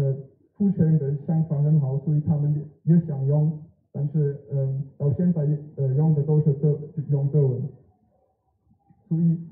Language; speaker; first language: Chinese; non-native, learner; German